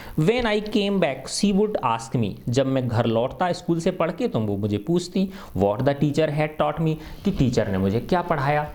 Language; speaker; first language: Hindi; native; Hindi